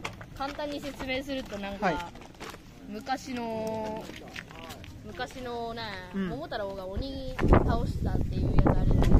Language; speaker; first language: Japanese; native; Japanese